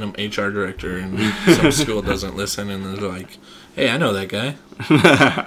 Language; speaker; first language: English; native; English